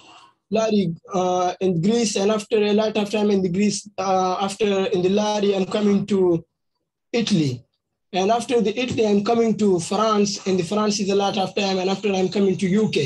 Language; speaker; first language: English; non-native, learner; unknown